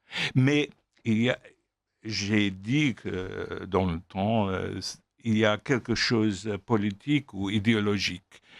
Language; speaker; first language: French; non-native, fluent; English